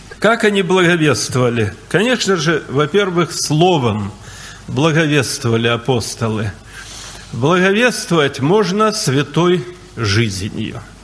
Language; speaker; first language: Russian; native; Russian